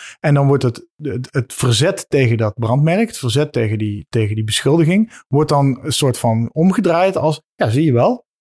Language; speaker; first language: Dutch; native; Dutch